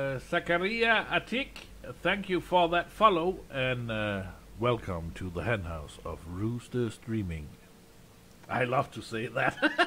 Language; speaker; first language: English; non-native, fluent; Danish